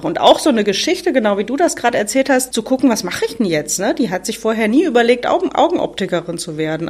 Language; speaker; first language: German; native; German